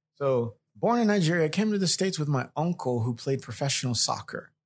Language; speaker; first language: English; early bilingual, other home language; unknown